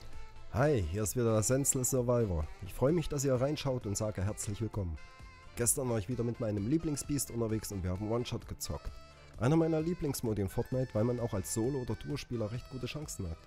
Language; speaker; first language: German; native; German